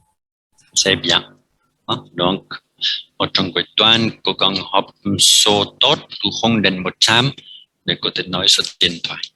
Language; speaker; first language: Vietnamese; non-native, fluent; French